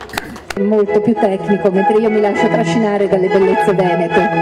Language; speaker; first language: Italian; native; Italian